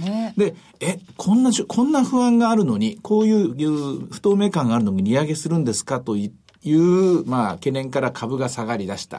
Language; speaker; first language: Japanese; native; Japanese